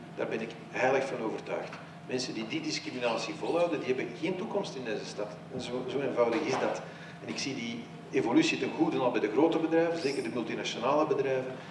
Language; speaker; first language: Dutch; native; Dutch